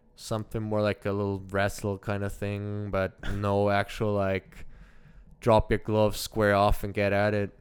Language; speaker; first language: English; early bilingual, other home language; German